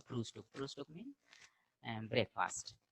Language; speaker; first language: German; non-native, fluent; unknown